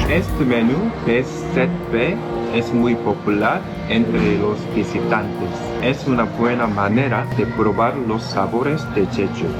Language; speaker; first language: Spanish; non-native, fluent; Korean